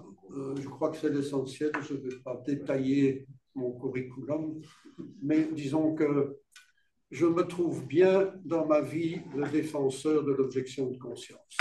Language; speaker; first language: French; native; French